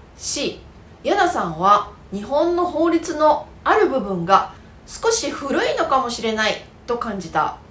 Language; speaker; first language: Japanese; native; Japanese